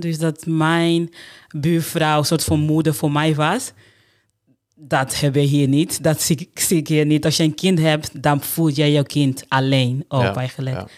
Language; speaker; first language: Dutch; non-native, fluent; Portuguese